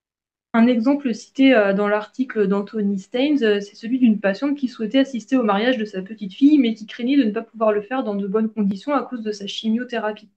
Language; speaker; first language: French; native; French